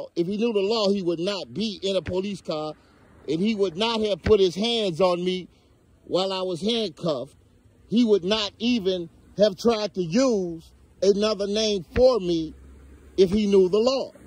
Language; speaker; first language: English; native; English